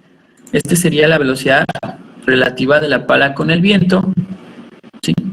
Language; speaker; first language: Spanish; native; Spanish